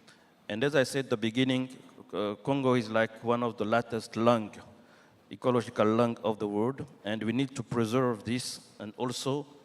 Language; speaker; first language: English; non-native, learner; French